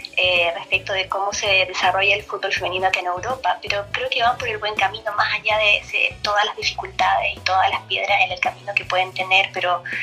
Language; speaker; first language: Spanish; native; Spanish